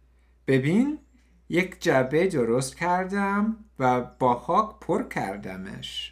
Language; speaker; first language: Persian; non-native, learner; English